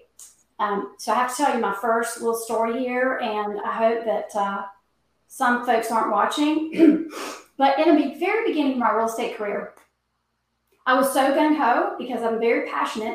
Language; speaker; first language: English; native; English